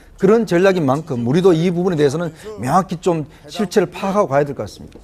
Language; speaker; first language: Korean; native; Korean